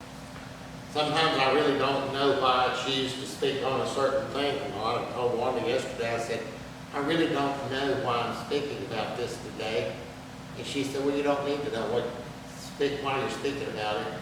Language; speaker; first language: English; native; English